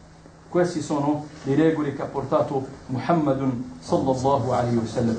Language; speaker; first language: Italian; non-native, fluent; Arabic